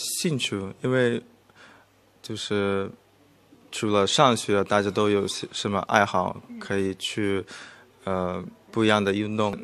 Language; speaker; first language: Chinese; non-native, fluent; Russian